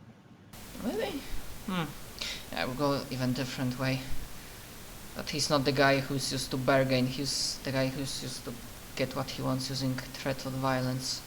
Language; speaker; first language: English; non-native, fluent; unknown